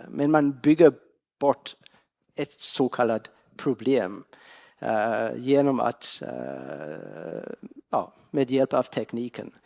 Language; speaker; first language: Swedish; non-native, fluent; English